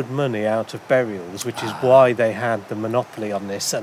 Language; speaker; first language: English; native; English